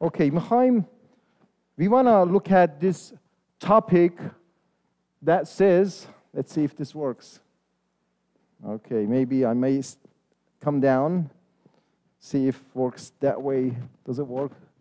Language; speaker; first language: English; non-native, fluent; Persian